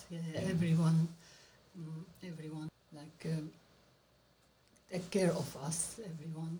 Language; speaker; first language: English; non-native, learner; Arabic